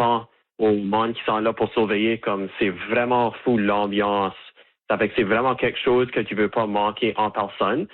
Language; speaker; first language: French; native; French